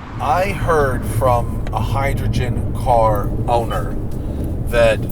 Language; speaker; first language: English; native; English